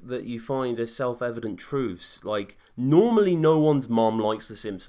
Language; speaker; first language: English; native; English